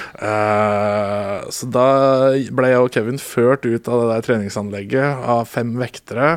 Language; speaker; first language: Norwegian; native; Norwegian